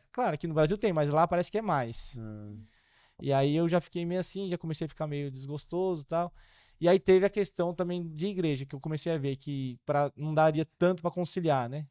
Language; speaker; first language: Portuguese; early bilingual, other home language; Korean